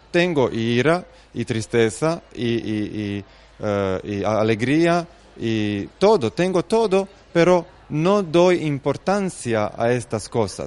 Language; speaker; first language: Spanish; non-native, fluent; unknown